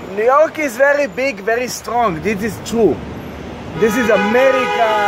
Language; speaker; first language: English; non-native, learner; Hebrew